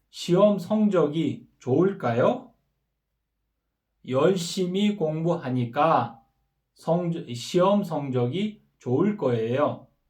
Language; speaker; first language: Korean; non-native, fluent; Kyrgyz